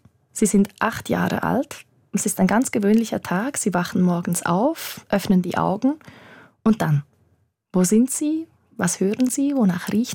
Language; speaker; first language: German; native; German